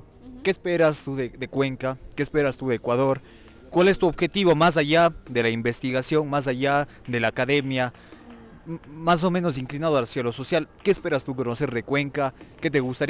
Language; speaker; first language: Spanish; native; Spanish